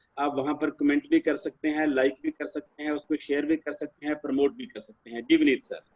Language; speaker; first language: Hindi; non-native, local second language; Punjabi